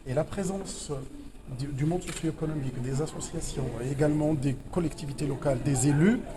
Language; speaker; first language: French; non-native, local second language; Arabic